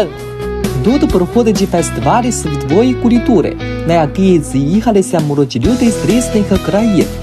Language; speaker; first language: Ukrainian; non-native, fluent; Chinese